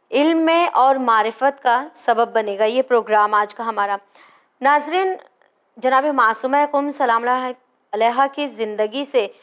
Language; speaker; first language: Hindi; native; Hindi